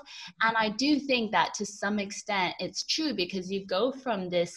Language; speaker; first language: English; native; English